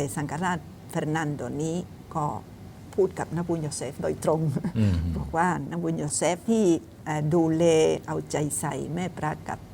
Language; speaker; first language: Thai; non-native, fluent; Spanish